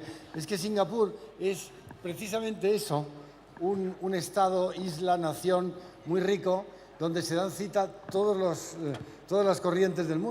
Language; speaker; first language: Spanish; native; Spanish